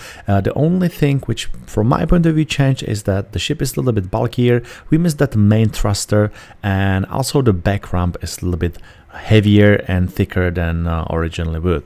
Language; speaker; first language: English; non-native, fluent; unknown